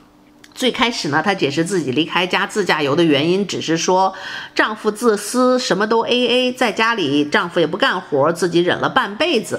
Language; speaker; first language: Chinese; native; Chinese